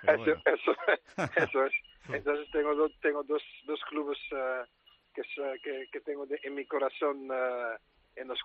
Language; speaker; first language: Spanish; non-native, fluent; Dutch